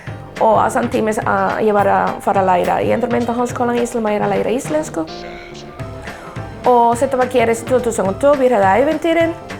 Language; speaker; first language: Icelandic; non-native, learner; Spanish